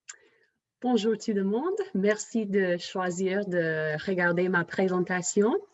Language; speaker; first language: French; non-native, fluent; English